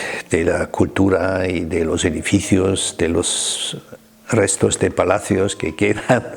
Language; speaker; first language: Spanish; non-native, fluent; German